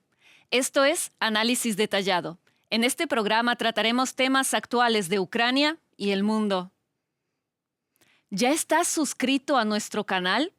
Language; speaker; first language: Spanish; non-native, fluent; Ukrainian